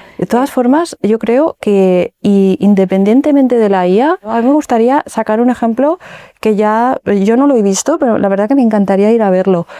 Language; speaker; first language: Spanish; native; Spanish